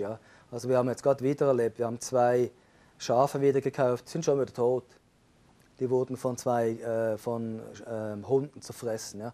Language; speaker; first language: German; native; German